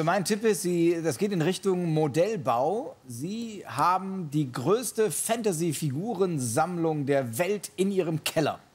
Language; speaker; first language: German; native; German